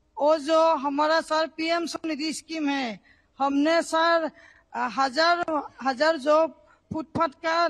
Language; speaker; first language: Hindi; non-native, local second language; Assamese